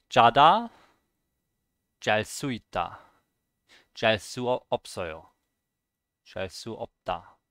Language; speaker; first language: Korean; non-native, learner; German